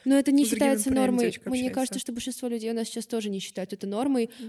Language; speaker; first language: Russian; native; Russian